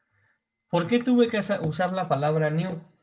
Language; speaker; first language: Spanish; native; Spanish